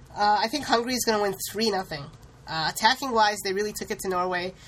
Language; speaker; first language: English; early bilingual, other home language; Hindi